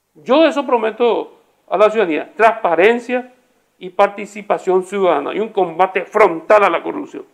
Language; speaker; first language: Spanish; native; Spanish